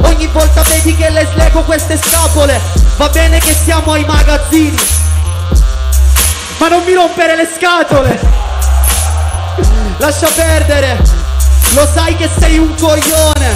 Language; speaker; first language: Italian; native; Italian